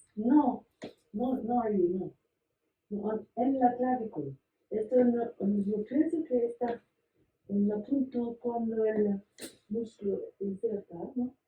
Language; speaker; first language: Spanish; non-native, learner; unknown